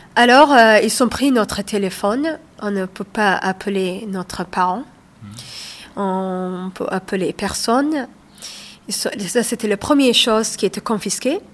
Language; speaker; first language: French; non-native, learner; Somali